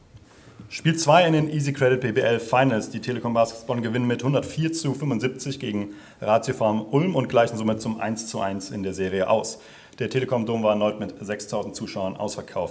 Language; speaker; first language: German; native; German